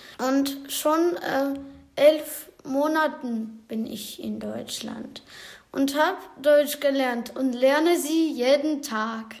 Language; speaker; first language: German; non-native, learner; Ukrainian